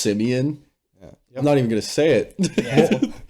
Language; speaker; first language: English; native; English